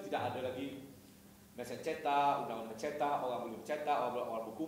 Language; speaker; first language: Malay; native; Malay